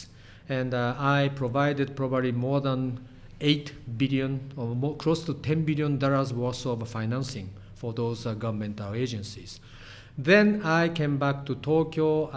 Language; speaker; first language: English; non-native, fluent; Japanese